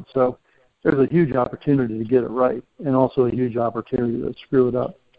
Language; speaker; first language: English; native; English